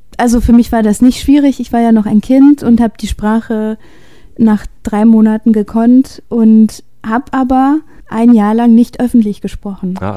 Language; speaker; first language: German; early bilingual, other home language; Polish